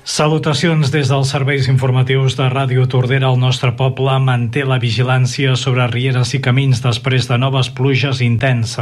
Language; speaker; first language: Catalan; native; Catalan